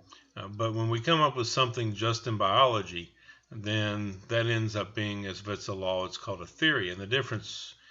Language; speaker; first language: English; native; English